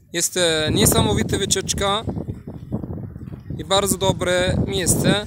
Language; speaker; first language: Polish; non-native, learner; Arabic